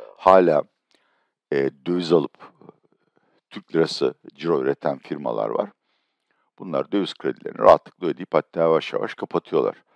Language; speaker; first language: Turkish; native; Turkish